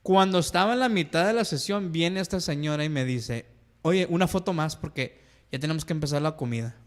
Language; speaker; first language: Spanish; early bilingual, heritage; Spanish